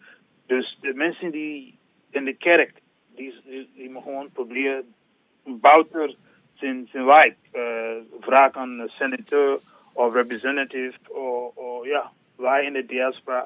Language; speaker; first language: Dutch; non-native, learner; English